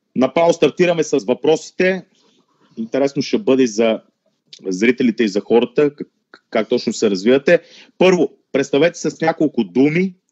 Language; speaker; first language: Bulgarian; native; Bulgarian